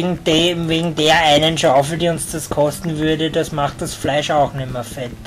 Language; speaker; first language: German; native; German